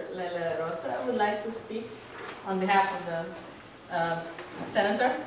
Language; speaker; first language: English; non-native, fluent; Slovenian